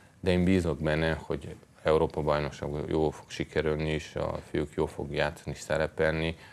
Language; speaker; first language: Hungarian; non-native, fluent; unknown